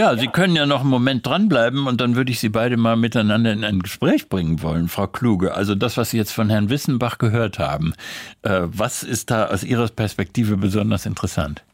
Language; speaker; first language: German; native; German